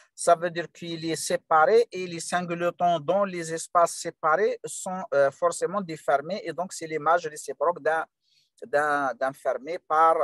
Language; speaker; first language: French; non-native, local second language; Arabic